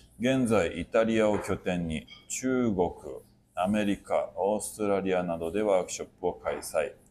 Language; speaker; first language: Japanese; native; Japanese